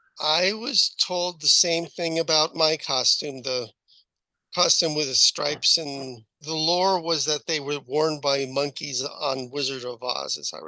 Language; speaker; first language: English; native; English